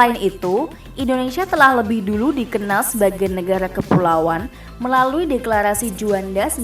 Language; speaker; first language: Indonesian; native; Indonesian